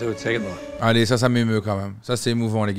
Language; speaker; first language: French; native; French